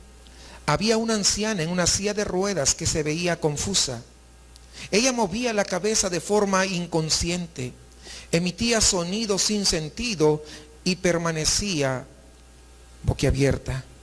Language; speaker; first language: Spanish; native; Spanish